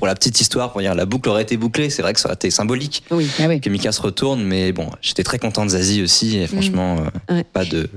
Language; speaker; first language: French; native; French